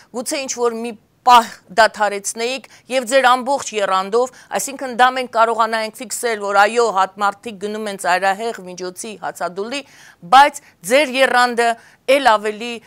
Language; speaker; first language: Armenian; native; Armenian